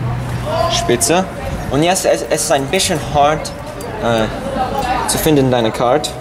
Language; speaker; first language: German; non-native, learner; English